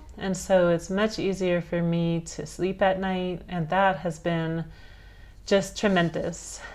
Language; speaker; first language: English; native; English